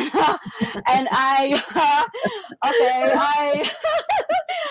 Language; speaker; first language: English; non-native, local second language; Hiligaynon